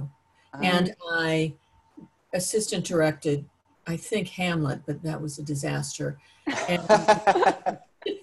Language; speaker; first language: English; native; English